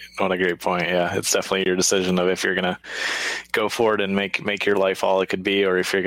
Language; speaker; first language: English; native; English